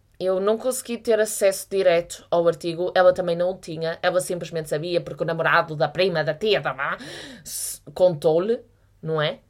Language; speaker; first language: Portuguese; native; Portuguese